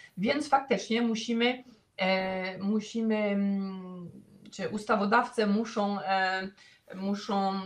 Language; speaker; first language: Polish; non-native, fluent; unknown